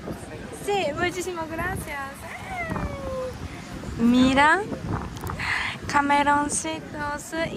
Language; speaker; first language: Spanish; non-native, fluent; Japanese